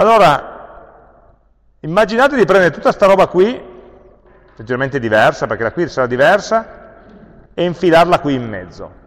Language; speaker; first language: Italian; native; Italian